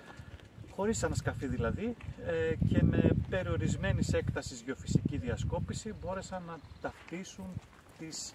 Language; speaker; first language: Greek; native; Greek